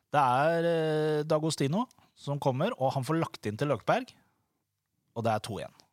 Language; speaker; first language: Norwegian; native; Norwegian